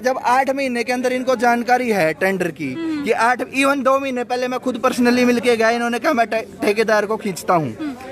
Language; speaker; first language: Hindi; native; Hindi